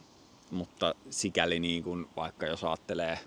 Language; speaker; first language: Finnish; native; Finnish